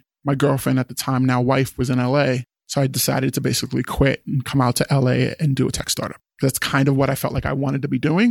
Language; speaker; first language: English; native; English